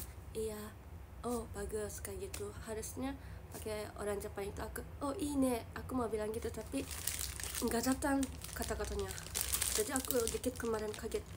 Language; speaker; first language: Indonesian; non-native, learner; Japanese